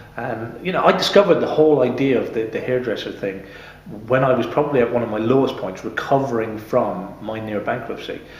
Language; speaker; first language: English; native; English